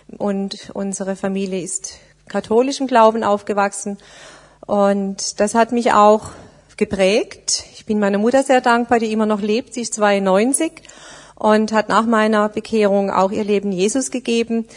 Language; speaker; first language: German; native; German